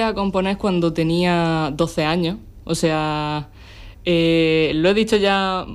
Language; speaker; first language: Spanish; native; Spanish